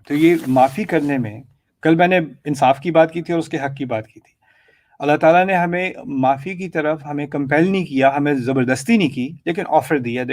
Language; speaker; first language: Urdu; early bilingual, heritage; Urdu